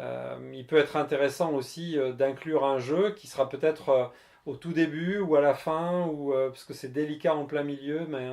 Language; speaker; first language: French; native; French